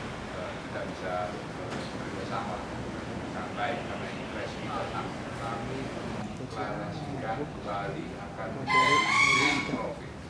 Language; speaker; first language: Indonesian; non-native, local second language; Balinese